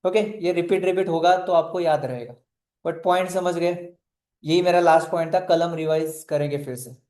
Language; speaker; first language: Hindi; non-native, local second language; Marathi